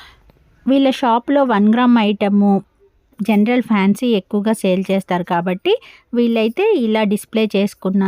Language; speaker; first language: Telugu; native; Telugu